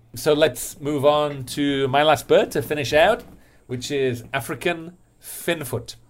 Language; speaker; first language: English; native; English